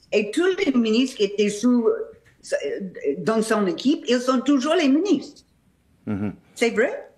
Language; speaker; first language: French; non-native, fluent; English